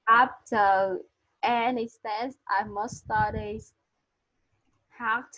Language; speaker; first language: English; non-native, learner; Vietnamese